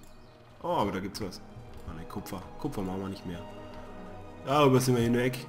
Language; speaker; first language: German; native; German